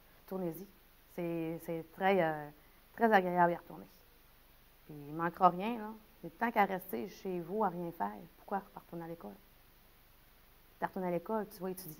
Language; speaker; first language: French; native; French